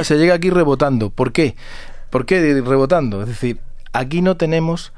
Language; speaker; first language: Spanish; native; Spanish